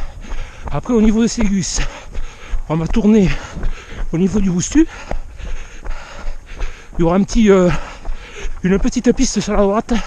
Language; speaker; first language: French; native; French